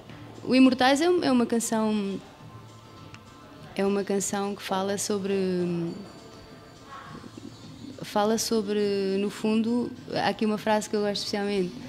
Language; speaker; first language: Portuguese; native; Portuguese